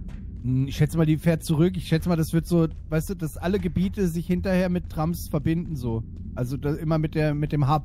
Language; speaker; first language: German; native; German